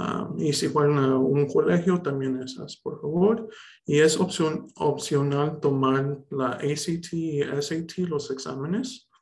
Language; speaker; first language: Spanish; early bilingual, heritage; Spanish